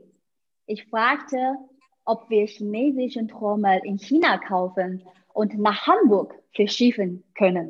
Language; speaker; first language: German; non-native, fluent; Chinese